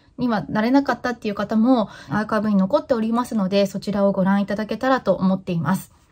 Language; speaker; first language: Japanese; native; Japanese